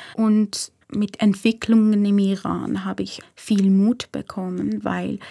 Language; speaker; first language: German; non-native, fluent; Persian